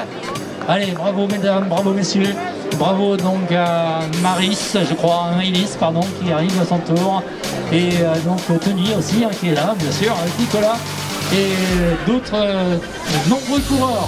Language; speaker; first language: French; native; French